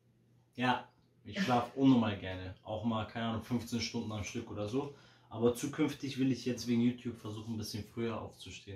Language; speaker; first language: German; early bilingual, heritage; Polish